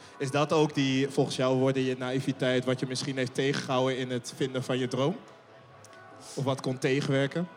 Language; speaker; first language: Dutch; early bilingual, other home language; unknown